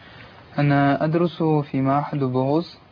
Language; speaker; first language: Arabic; non-native, learner; Russian